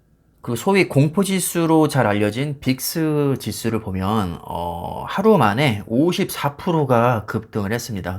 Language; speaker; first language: Korean; native; Korean